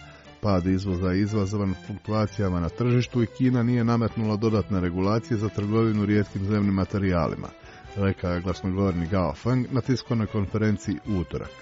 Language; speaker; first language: Croatian; non-native, fluent; Chinese